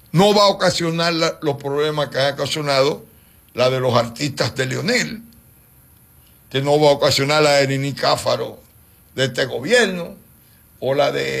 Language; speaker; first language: Spanish; native; Spanish